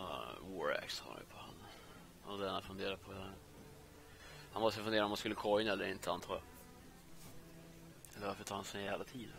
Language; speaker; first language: Swedish; native; Swedish